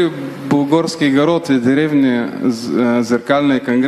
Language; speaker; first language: Russian; non-native, learner; Bulgarian